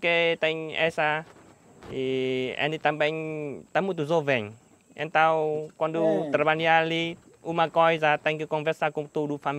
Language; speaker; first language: Portuguese; non-native, learner; Vietnamese